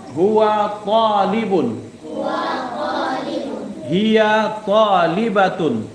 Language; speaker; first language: Arabic; non-native, fluent; Indonesian